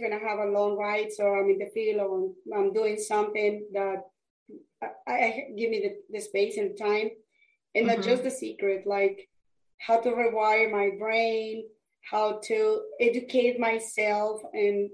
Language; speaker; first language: English; non-native, fluent; Spanish